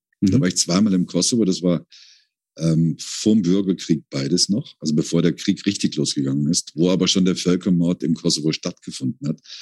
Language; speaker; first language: German; native; German